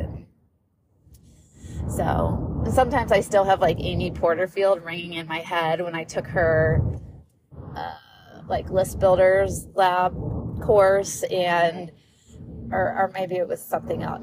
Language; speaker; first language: English; native; English